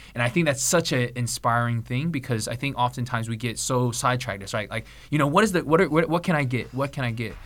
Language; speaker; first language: English; native; English